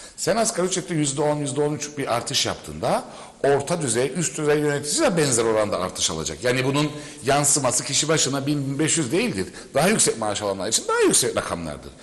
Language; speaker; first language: Turkish; native; Turkish